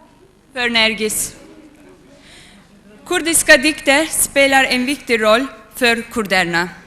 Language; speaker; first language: Swedish; non-native, fluent; Kurdish